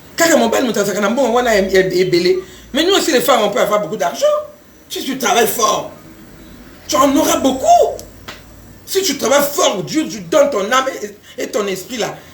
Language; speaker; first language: French; non-native, local second language; Lingala